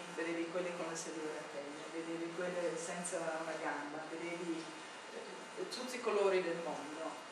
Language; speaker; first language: Italian; non-native, fluent; English